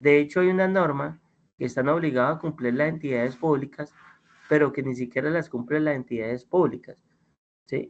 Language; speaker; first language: Spanish; native; Spanish